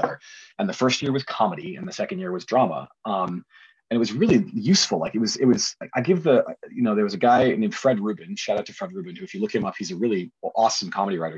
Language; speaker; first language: English; native; English